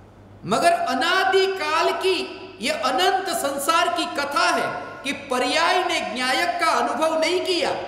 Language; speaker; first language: Hindi; non-native, local second language; Gujarati